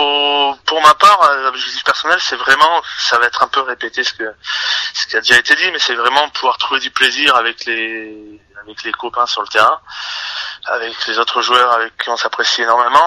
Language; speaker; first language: French; native; French